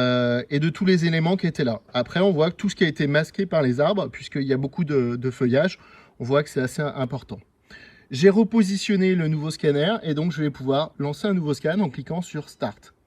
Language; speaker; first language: French; native; French